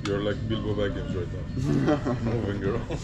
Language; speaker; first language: English; non-native, fluent; Persian